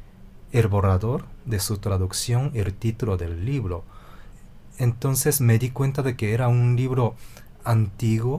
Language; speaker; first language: Spanish; non-native, fluent; Japanese